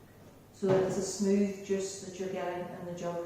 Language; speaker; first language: English; native; English